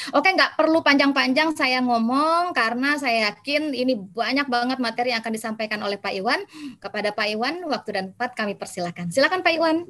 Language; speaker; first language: Indonesian; native; Indonesian